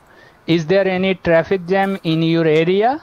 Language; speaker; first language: English; non-native, learner; Bangla